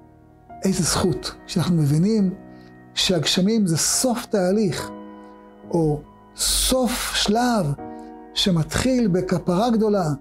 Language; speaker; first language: Hebrew; native; Hebrew